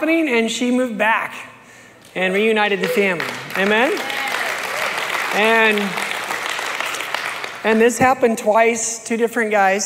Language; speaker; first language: English; native; English